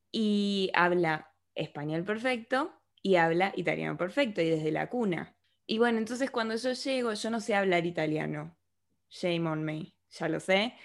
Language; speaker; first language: Spanish; native; Spanish